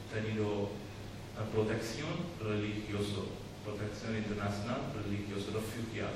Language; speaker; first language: Spanish; non-native, learner; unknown